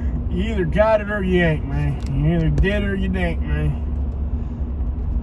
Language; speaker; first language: English; early bilingual, other home language; Spanish